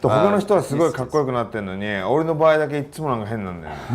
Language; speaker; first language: Japanese; native; Japanese